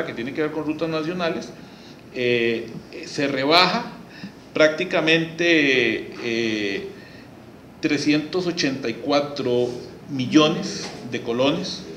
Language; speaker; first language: Spanish; native; Spanish